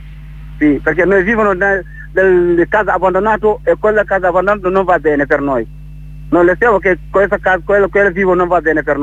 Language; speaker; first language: Italian; non-native, learner; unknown